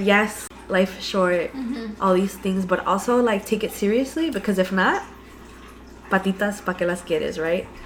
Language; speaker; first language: English; early bilingual, other home language; Spanish